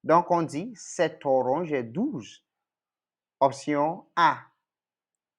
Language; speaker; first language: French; non-native, local second language; English